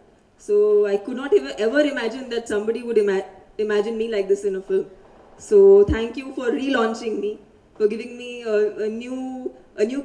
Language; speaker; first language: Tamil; early bilingual, heritage; Tamil